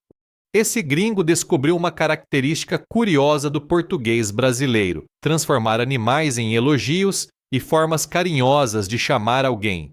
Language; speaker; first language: Portuguese; native; Portuguese